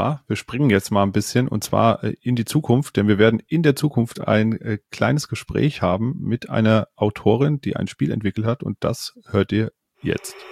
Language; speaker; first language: German; native; German